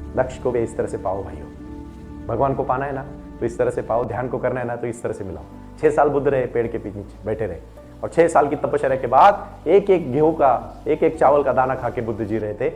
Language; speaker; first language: Hindi; non-native, local second language; Marathi